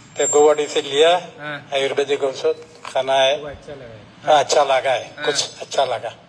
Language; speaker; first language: Hindi; non-native, local second language; Assamese